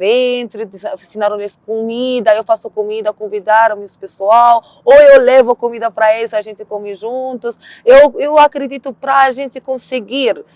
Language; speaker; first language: Portuguese; non-native, learner; Arabic